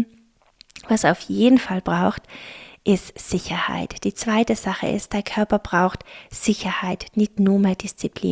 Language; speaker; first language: German; native; German